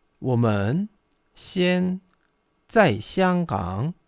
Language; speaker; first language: Chinese; non-native, fluent; Korean